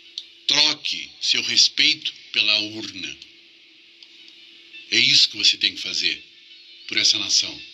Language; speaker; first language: Portuguese; native; Portuguese